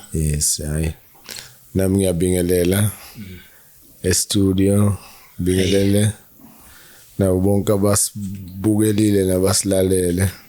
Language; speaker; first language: Zulu; native; Zulu